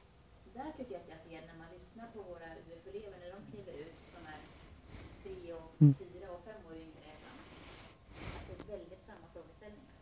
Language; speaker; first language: Swedish; native; Swedish